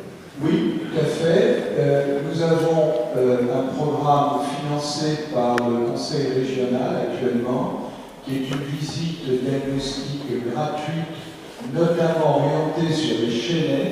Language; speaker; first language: French; native; French